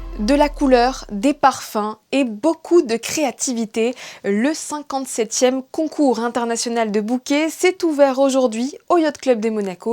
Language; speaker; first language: French; native; French